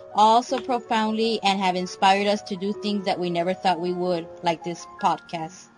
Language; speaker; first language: English; non-native, local second language; Spanish